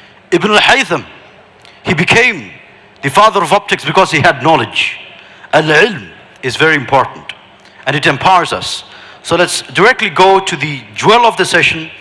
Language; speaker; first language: English; non-native, local second language; Malayalam